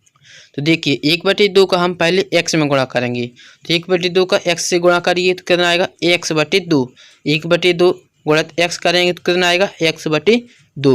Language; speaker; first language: Hindi; native; Hindi